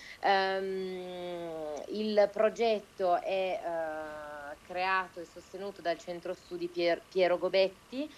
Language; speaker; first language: Italian; native; Italian